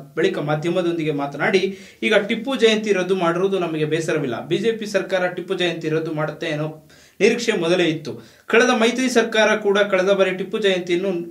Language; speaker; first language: Kannada; native; Kannada